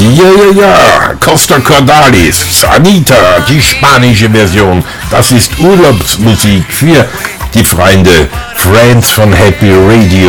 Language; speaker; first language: German; native; German